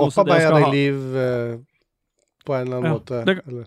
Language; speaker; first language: Norwegian; native; Norwegian